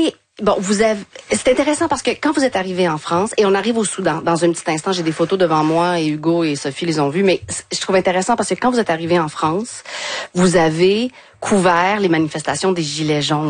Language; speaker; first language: French; native; French